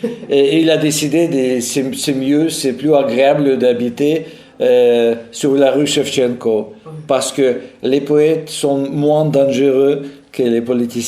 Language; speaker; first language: French; non-native, fluent; Russian